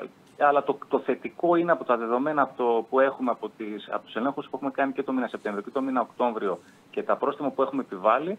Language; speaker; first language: Greek; native; Greek